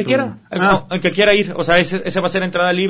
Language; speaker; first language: Spanish; native; Spanish